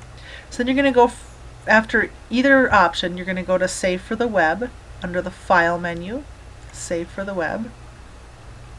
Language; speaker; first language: English; native; English